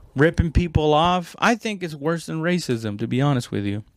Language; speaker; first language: English; non-native, fluent; Spanish